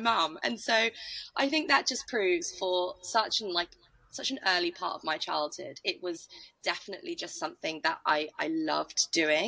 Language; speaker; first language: English; native; English